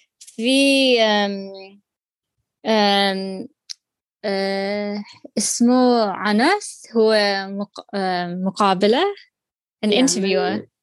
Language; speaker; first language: Arabic; non-native, learner; English